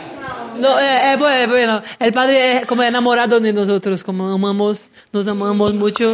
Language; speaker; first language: Spanish; non-native, learner; Portuguese